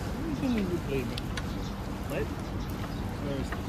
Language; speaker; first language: English; non-native, learner; Filipino